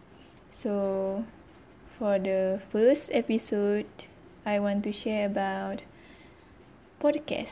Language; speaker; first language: English; non-native, learner; Malay